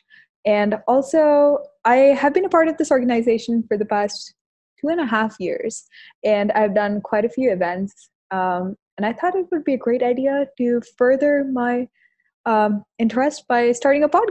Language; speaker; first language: English; non-native, local second language; Hindi